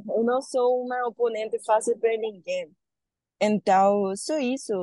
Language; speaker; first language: Portuguese; non-native, learner; Spanish